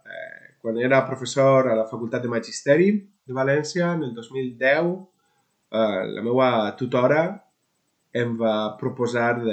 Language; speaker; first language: Catalan; non-native, local second language; Spanish